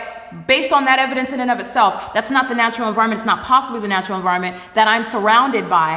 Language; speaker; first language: English; native; English